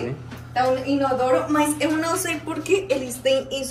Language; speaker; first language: Portuguese; non-native, fluent; Spanish